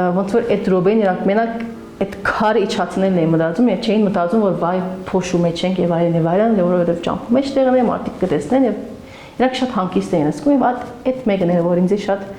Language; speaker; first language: Armenian; early bilingual, heritage; Armenian